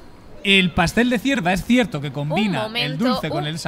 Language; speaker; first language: Spanish; native; Spanish